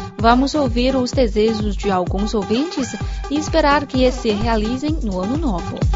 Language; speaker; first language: Portuguese; non-native, fluent; Chinese